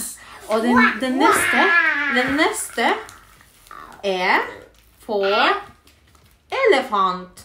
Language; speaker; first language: Norwegian; non-native, learner; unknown